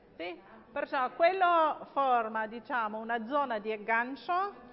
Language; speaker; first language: Italian; native; Italian